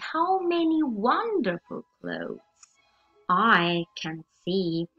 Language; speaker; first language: English; non-native, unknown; Italian